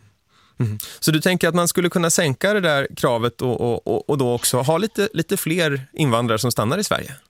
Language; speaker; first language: Swedish; native; Swedish